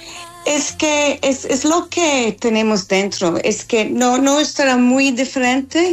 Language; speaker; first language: Spanish; non-native, fluent; English